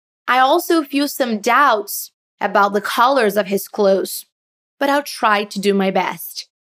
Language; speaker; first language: English; non-native, fluent; Portuguese